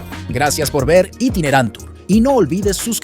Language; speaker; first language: Spanish; native; Spanish